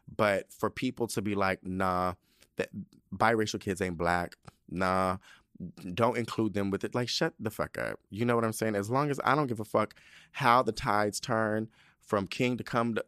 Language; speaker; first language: English; early bilingual, other home language; Spanish